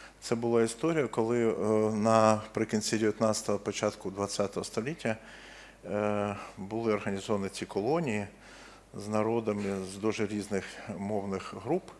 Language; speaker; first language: Ukrainian; non-native, local second language; Russian